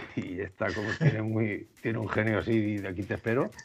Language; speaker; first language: Spanish; native; Spanish